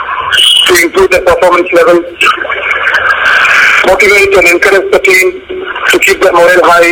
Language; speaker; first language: English; non-native, local second language; Tamil